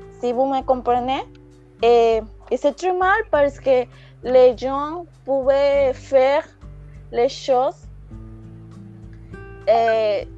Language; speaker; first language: French; non-native, learner; Spanish